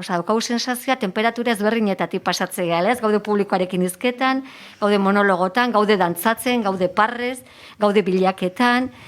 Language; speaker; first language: Basque; non-native, local second language; Spanish